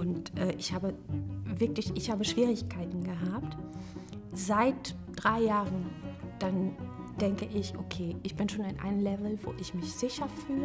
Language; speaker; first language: German; non-native, fluent; Portuguese